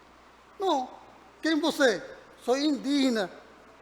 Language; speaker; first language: Portuguese; non-native, learner; Spanish